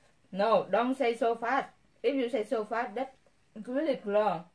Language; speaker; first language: English; non-native, learner; Vietnamese